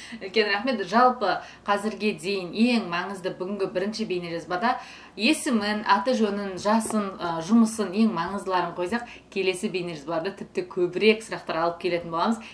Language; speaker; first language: Kazakh; native; Kazakh